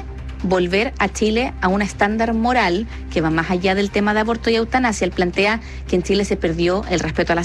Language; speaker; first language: Spanish; native; Spanish